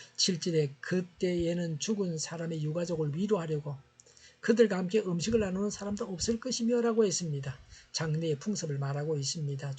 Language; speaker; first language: Korean; native; Korean